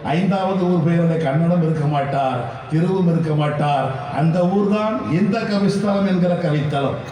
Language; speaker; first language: Tamil; native; Tamil